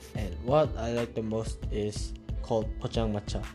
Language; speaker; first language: English; early bilingual, other home language; Korean